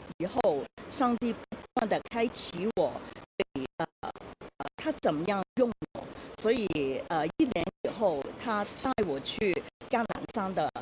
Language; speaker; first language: Chinese; non-native, local second language; Cantonese